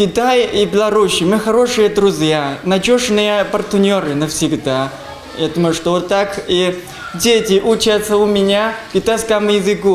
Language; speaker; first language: Russian; non-native, learner; Chinese